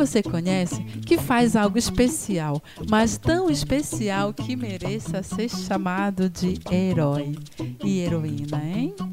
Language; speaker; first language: Portuguese; native; Portuguese